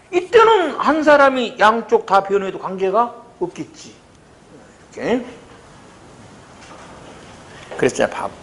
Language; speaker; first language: Korean; native; Korean